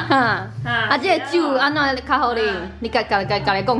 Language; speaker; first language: Chinese; native; Chinese